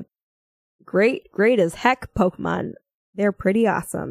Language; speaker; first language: English; native; English